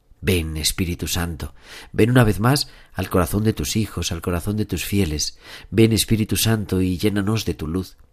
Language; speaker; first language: Spanish; native; Spanish